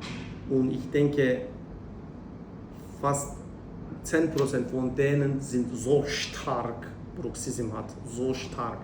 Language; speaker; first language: German; non-native, learner; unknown